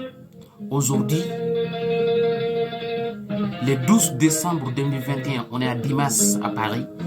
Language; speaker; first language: French; non-native, local second language; Soninke